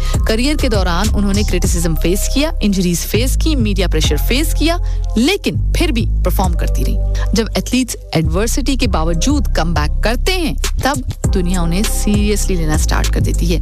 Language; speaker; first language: Hindi; native; Hindi